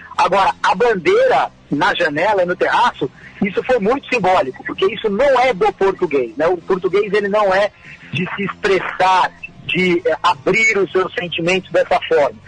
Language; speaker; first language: Portuguese; native; Portuguese